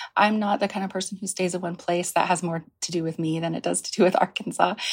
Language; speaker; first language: English; native; English